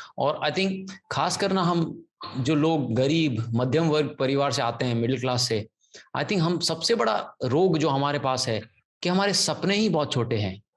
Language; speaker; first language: Hindi; non-native, local second language; Gujarati